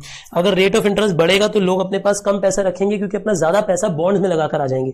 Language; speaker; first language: Hindi; native; Hindi